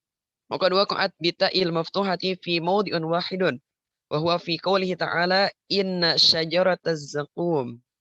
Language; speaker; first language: Arabic; non-native, learner; Indonesian